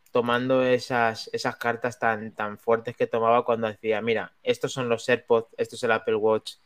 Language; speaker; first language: Spanish; native; Spanish